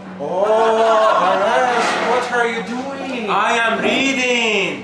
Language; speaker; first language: English; non-native, fluent; Turkish